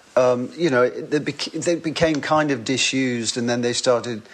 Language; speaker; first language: English; native; English